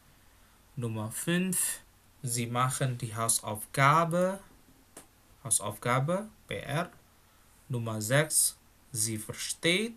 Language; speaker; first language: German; non-native, fluent; Indonesian